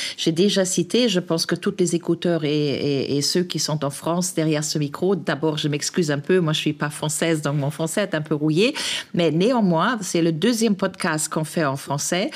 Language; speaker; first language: French; non-native, fluent; German